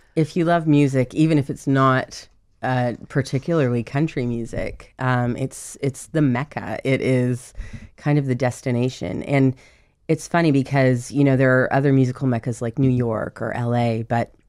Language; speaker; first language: English; native; English